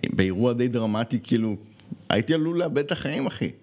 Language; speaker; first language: Hebrew; early bilingual, other home language; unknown